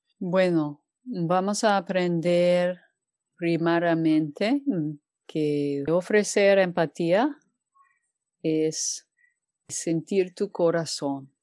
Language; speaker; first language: Spanish; non-native, fluent; English